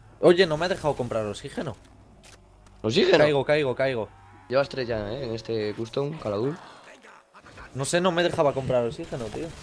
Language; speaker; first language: Spanish; native; Spanish